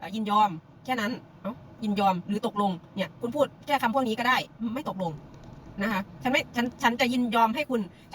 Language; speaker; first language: Thai; native; Thai